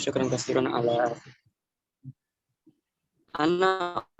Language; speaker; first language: Arabic; non-native, learner; Indonesian